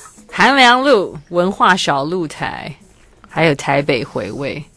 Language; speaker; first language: Chinese; native; Chinese